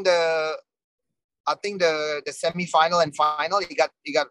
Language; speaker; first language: English; non-native, fluent; Indonesian